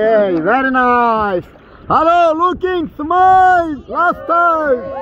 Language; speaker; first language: English; non-native, learner; Turkish